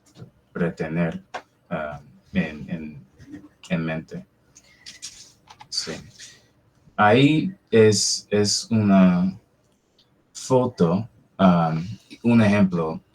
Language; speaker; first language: Spanish; non-native, fluent; English